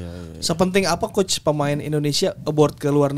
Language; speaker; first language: Indonesian; native; Indonesian